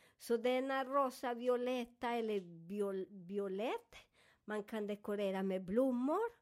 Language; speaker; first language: Swedish; non-native, fluent; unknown